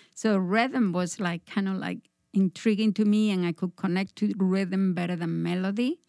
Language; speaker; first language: English; non-native, fluent; Spanish